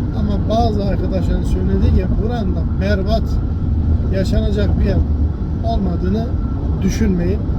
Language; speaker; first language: Turkish; early bilingual, heritage; Turkish